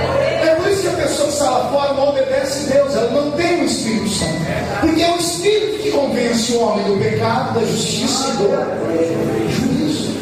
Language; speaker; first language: Portuguese; native; Portuguese